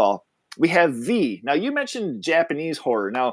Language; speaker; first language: English; native; English